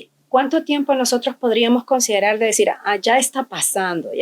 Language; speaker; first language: Spanish; native; Spanish